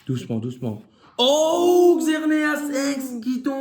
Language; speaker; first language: French; native; French